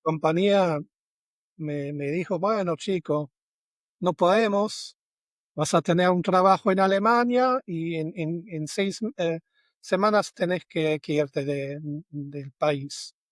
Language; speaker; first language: Spanish; non-native, fluent; German